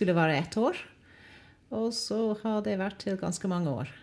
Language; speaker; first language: Norwegian; non-native, fluent; English